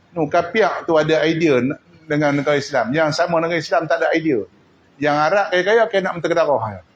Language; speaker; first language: Malay; native; Malay